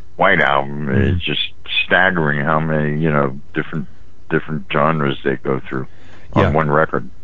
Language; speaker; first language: English; native; English